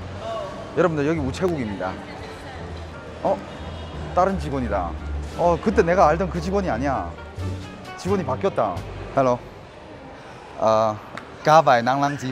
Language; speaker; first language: Korean; native; Korean